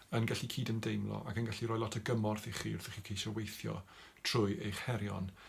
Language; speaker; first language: Welsh; non-native, local second language; English